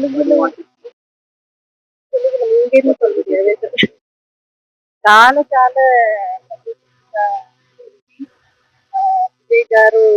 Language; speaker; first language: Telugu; non-native, learner; Tamil